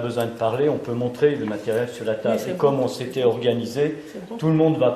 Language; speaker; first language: French; native; French